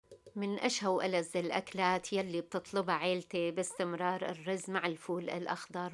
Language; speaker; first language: Arabic; native; Arabic